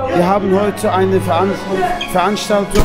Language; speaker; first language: German; early bilingual, other home language; Turkish